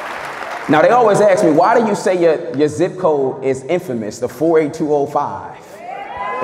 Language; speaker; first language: English; native; English